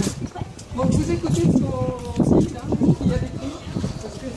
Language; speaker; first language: French; native; French